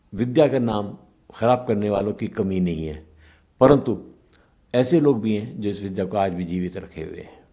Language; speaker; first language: Hindi; native; Hindi